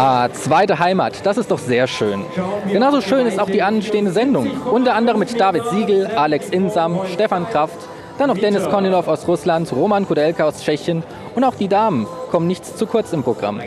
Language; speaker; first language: German; native; German